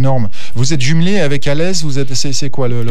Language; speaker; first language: French; native; French